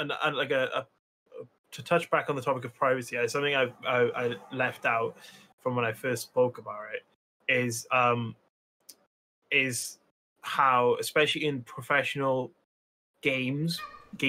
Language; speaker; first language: English; native; English